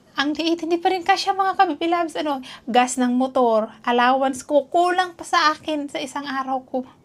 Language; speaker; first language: Filipino; non-native, local second language; Cebuano